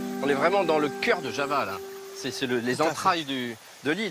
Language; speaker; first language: French; native; French